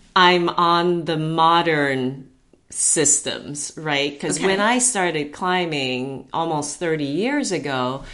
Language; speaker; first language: English; early bilingual, heritage; Chinese